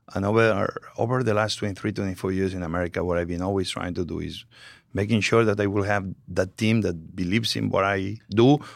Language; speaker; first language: English; non-native, fluent; Spanish